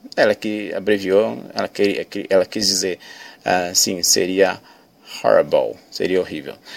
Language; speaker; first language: Portuguese; native; Portuguese